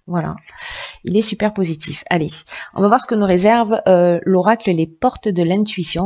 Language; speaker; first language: French; native; French